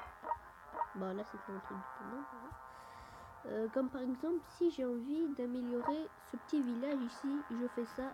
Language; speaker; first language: French; native; French